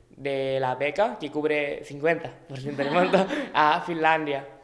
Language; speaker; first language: Spanish; non-native, fluent; Thai